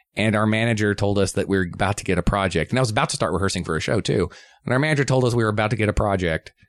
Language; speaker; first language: English; native; English